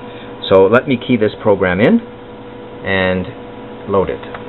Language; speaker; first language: English; native; English